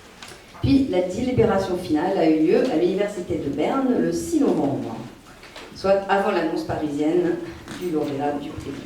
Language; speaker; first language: French; native; French